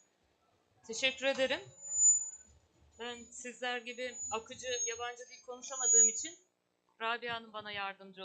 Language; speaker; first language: Turkish; native; Turkish